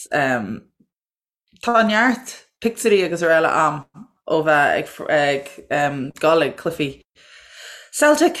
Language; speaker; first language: Irish; non-native, local second language; English